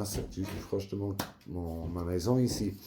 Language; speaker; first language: French; non-native, learner; English